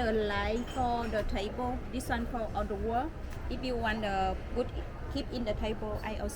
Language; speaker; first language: English; non-native, learner; Vietnamese